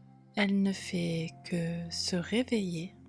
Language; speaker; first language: French; native; French